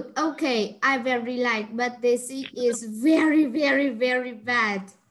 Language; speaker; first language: English; non-native, learner; Vietnamese